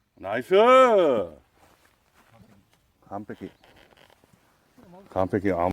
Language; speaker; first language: Japanese; non-native, fluent; Korean